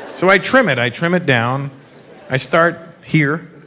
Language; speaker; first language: English; native; English